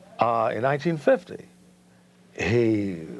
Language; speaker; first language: English; native; English